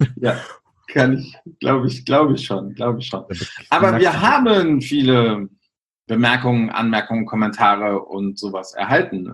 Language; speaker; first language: German; native; German